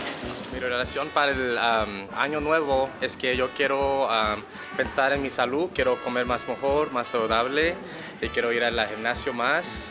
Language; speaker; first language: Spanish; non-native, learner; English